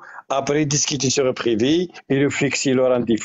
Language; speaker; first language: French; non-native, learner; Arabic